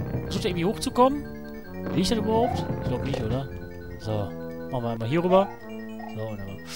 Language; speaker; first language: German; native; German